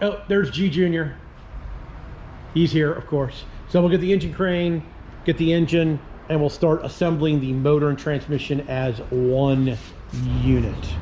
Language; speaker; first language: English; native; English